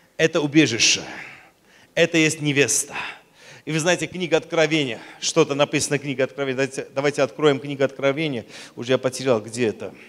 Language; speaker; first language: Russian; non-native, local second language; Armenian